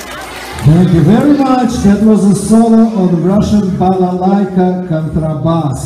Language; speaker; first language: English; non-native, fluent; Russian